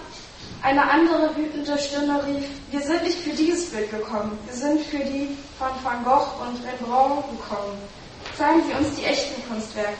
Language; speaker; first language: German; native; German